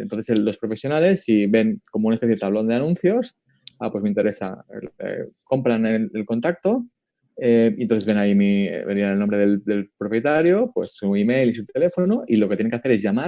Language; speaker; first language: Spanish; native; Spanish